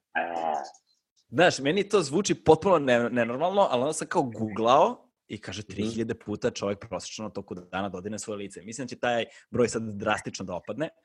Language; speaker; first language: Serbian; native; Serbian